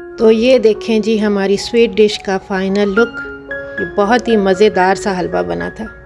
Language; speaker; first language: Urdu; non-native, local second language; Punjabi